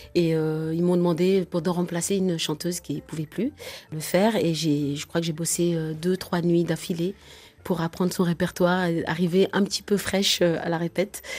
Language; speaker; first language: French; non-native, local second language; Wolof